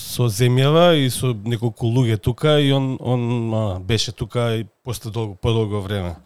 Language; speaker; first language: Macedonian; native; Macedonian